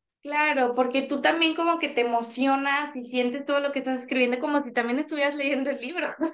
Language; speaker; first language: Spanish; native; Spanish